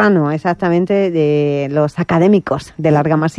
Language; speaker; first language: Spanish; native; Spanish